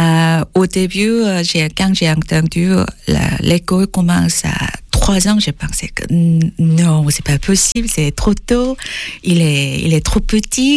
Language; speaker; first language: French; non-native, fluent; Korean